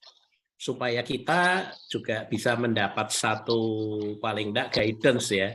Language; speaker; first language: Malay; native; Malay